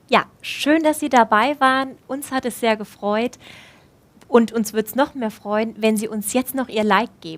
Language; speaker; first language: German; native; German